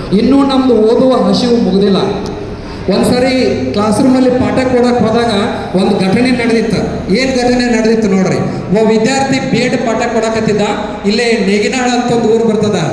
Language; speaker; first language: Kannada; native; Kannada